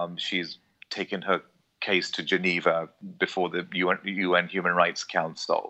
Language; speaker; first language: English; native; English